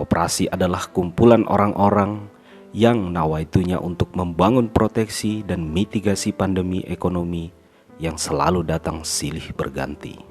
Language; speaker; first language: Indonesian; native; Indonesian